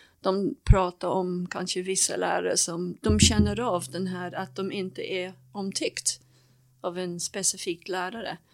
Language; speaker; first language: Swedish; non-native, fluent; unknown